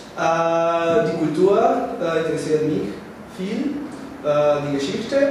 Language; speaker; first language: German; non-native, fluent; Spanish